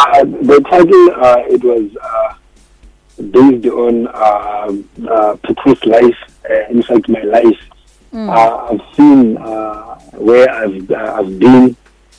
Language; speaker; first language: English; non-native, local second language; Northern Sotho